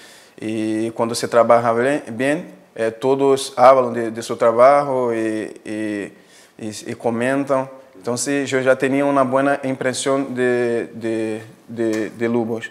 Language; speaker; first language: Spanish; non-native, fluent; Portuguese